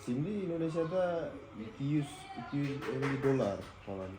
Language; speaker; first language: Turkish; non-native, learner; Indonesian